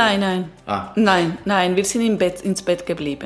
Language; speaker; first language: German; non-native, learner; Italian